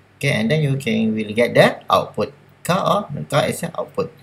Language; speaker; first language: English; non-native, local second language; Malay